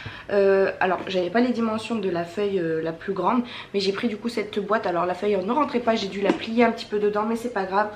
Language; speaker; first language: French; native; French